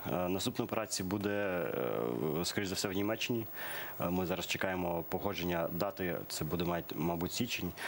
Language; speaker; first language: Ukrainian; early bilingual, other home language; Persian